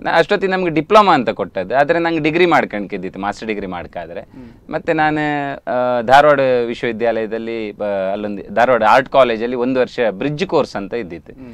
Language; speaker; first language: Kannada; native; Kannada